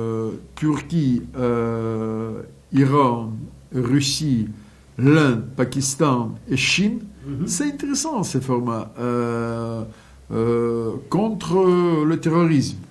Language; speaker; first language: French; non-native, fluent; Russian